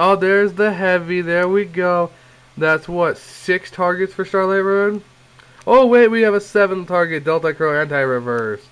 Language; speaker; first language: English; native; English